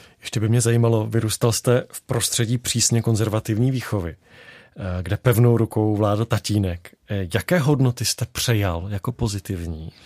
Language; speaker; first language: Czech; native; Czech